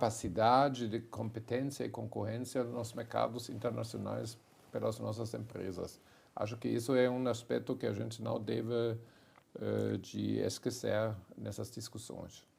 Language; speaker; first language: Portuguese; non-native, fluent; German